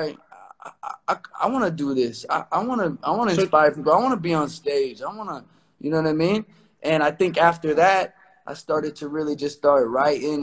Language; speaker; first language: English; native; English